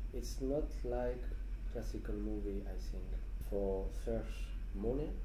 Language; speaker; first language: English; non-native, learner; French